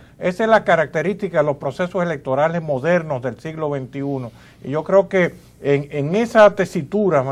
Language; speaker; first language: Spanish; native; Spanish